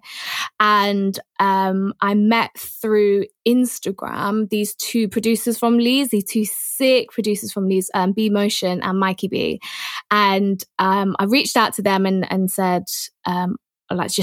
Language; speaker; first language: English; native; English